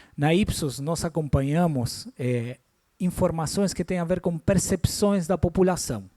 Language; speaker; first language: Portuguese; non-native, fluent; Spanish